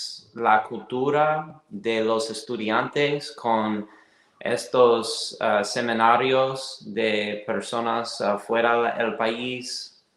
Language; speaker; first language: Spanish; non-native, learner; English